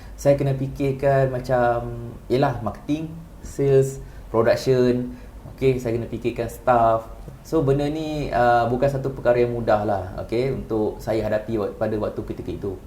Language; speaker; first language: Malay; native; Malay